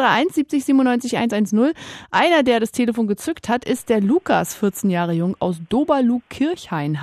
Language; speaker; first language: German; native; German